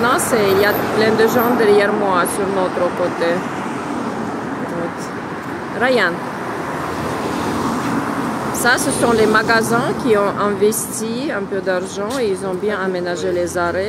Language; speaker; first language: French; non-native, fluent; Russian